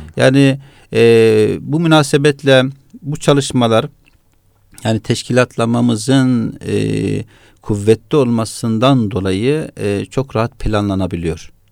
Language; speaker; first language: Turkish; native; Turkish